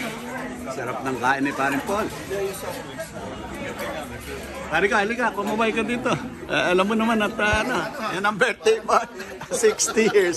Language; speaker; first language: Filipino; native; Filipino